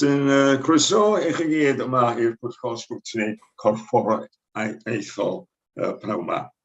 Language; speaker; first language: Welsh; native; Welsh